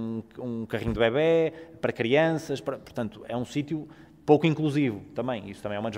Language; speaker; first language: Portuguese; native; Portuguese